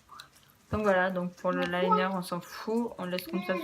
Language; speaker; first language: French; native; French